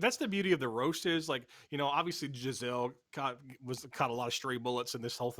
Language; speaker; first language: English; native; English